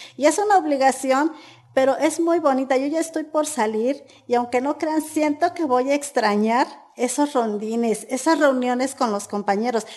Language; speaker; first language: Spanish; native; Spanish